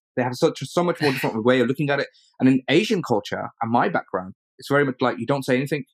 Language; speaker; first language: English; early bilingual, other home language; Urdu